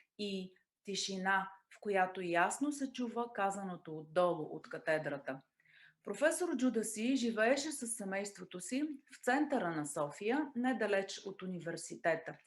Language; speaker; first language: Bulgarian; native; Bulgarian